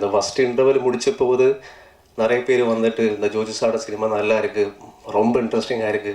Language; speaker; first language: Tamil; non-native, learner; Malayalam